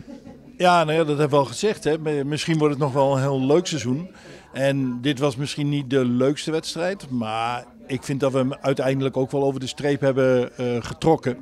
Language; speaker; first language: Dutch; native; Dutch